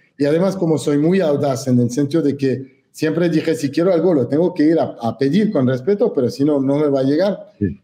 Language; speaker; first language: Spanish; non-native, fluent; French